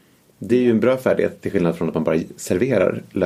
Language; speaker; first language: Swedish; native; Swedish